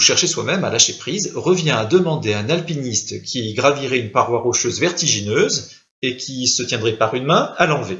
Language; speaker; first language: French; native; French